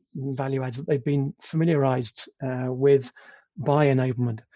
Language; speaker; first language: English; native; English